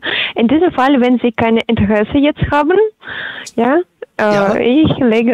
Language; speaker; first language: German; non-native, learner; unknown